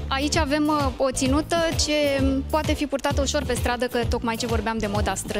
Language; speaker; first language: Romanian; native; Romanian